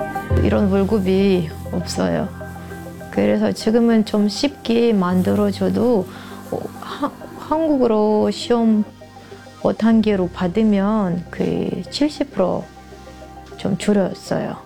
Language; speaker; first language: Korean; non-native, learner; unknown